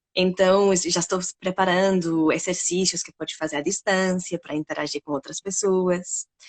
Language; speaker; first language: Portuguese; non-native, fluent; English